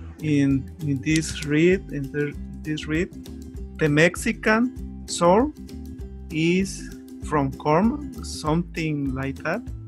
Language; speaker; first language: English; non-native, learner; Spanish